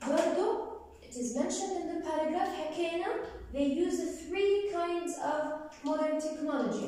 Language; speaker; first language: English; non-native, fluent; Arabic